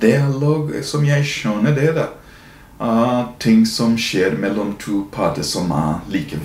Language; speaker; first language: Norwegian; non-native, fluent; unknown